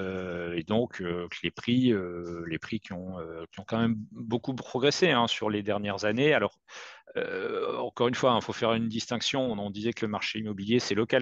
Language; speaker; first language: French; native; French